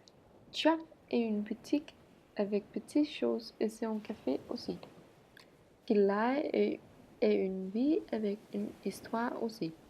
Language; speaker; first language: French; non-native, learner; Danish